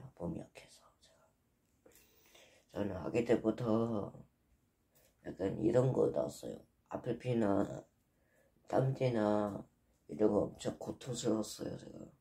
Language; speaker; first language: Korean; non-native, learner; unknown